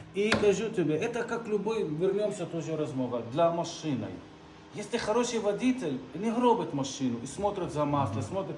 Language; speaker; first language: Russian; non-native, local second language; Ukrainian